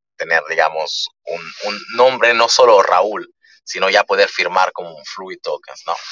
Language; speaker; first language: Spanish; early bilingual, other home language; Italian